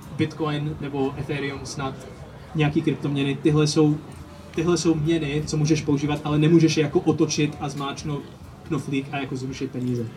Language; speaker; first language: Czech; early bilingual, heritage; Czech